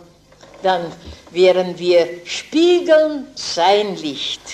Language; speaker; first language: German; non-native, fluent; Dutch